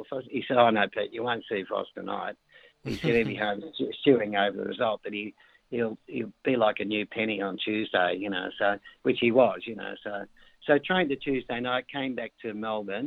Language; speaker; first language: English; native; English